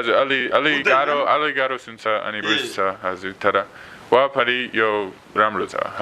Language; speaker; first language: Nepali; non-native, learner; English